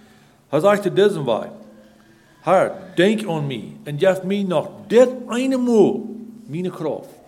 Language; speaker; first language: German; non-native, learner; Plautdietsch